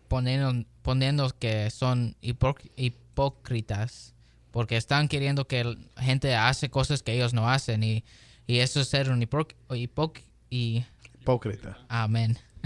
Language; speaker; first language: Spanish; early bilingual, heritage; Spanish